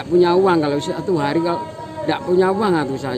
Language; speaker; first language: Indonesian; non-native, local second language; Javanese